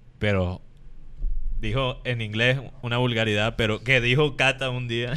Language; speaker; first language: Spanish; non-native, fluent; English